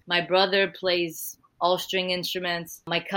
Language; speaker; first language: English; early bilingual, other home language; Portuguese